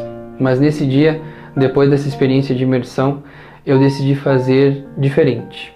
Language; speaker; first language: Portuguese; native; Portuguese